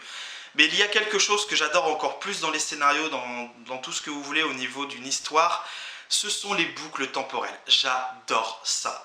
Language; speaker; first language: French; native; French